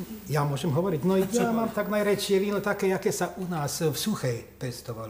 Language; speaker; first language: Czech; non-native, local second language; Slovak